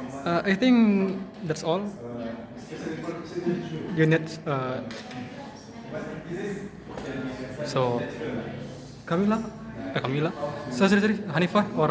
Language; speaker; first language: English; non-native, learner; Indonesian